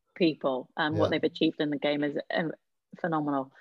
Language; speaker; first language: English; native; English